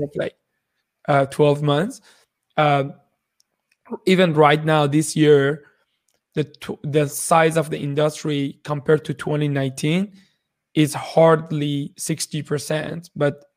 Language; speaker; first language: English; non-native, fluent; Persian